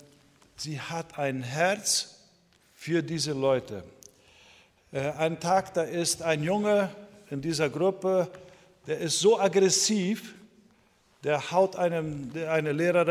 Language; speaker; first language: German; non-native, fluent; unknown